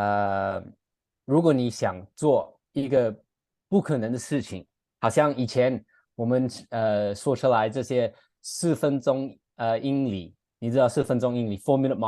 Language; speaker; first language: Chinese; non-native, fluent; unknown